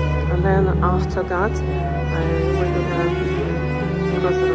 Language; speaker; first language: English; non-native, learner; Russian